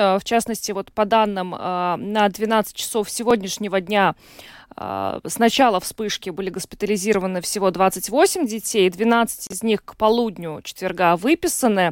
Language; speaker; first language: Russian; native; Russian